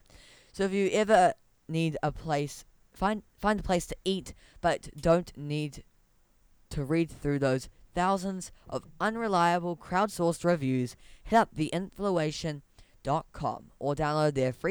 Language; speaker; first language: English; native; English